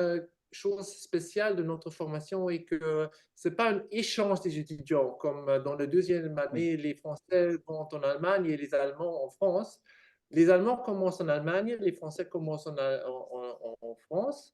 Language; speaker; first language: French; non-native, fluent; German